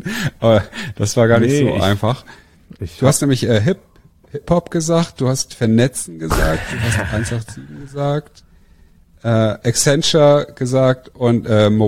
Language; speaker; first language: German; native; German